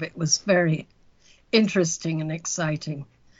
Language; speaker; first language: English; native; English